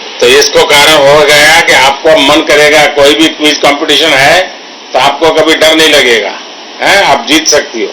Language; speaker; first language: Hindi; non-native, local second language; Gujarati